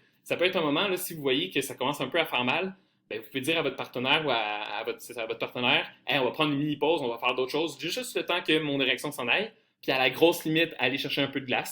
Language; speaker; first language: French; native; French